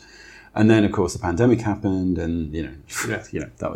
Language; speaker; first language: English; native; English